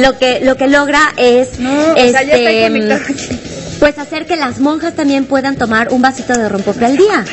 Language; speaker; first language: Spanish; native; Spanish